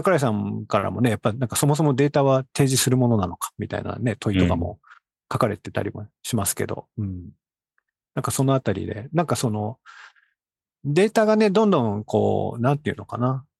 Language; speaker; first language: Japanese; native; Japanese